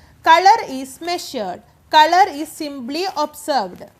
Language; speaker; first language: English; non-native, local second language; Malayalam